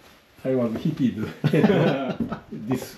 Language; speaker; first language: English; non-native, learner; Japanese